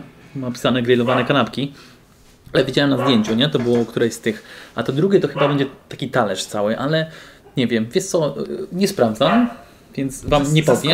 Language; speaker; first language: Polish; native; Polish